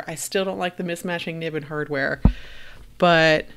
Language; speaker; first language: English; native; English